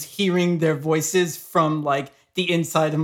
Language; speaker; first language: English; native; English